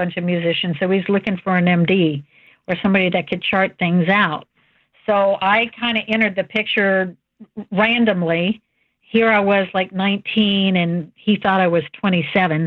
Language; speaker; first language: English; native; English